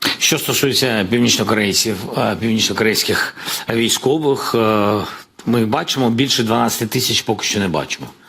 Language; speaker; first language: Ukrainian; non-native, local second language; Russian